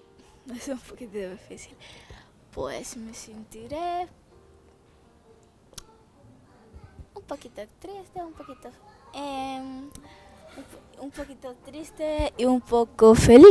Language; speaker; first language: Spanish; early bilingual, other home language; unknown